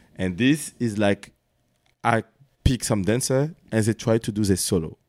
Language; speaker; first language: English; non-native, learner; French